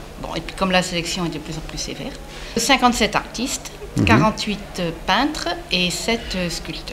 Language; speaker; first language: French; native; French